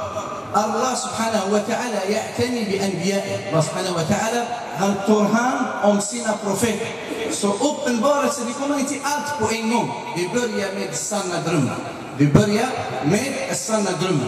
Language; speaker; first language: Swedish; non-native, fluent; Arabic